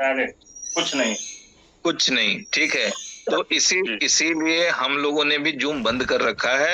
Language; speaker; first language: Hindi; native; Hindi